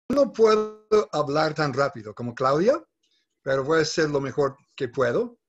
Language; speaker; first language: Spanish; non-native, fluent; English